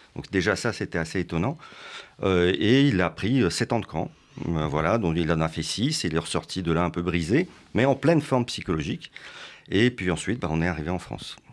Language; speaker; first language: French; early bilingual, other home language; Russian